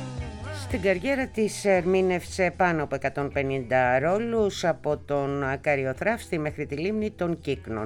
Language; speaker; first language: Greek; native; Greek